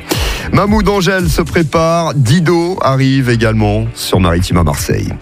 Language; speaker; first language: French; native; French